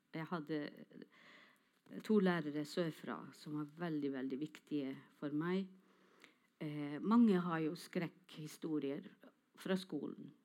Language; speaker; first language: Norwegian; non-native, local second language; Northern Sami